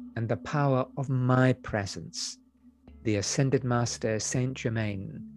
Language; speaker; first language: English; native; English